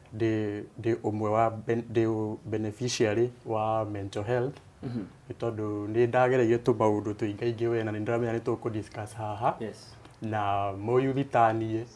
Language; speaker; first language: Kikuyu; non-native, local second language; Luo (Kenya and Tanzania)